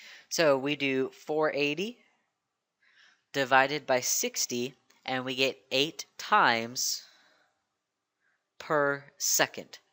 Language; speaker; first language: English; native; English